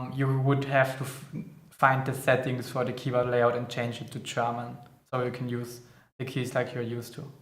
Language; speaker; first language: English; non-native, fluent; German